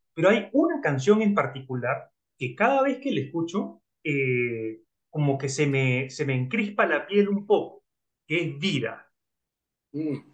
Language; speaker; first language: Spanish; native; Spanish